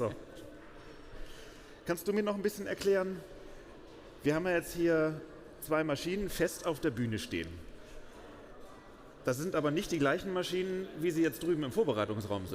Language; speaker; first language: German; native; German